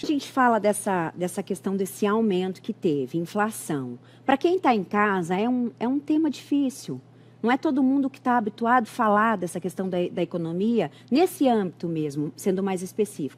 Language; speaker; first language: Portuguese; native; Portuguese